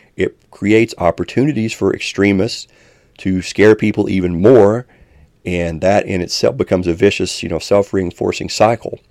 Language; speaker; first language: English; native; English